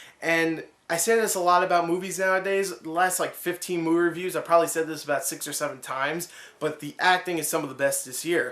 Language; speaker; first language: English; native; English